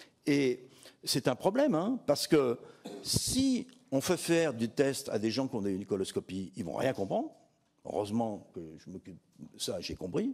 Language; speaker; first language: French; native; French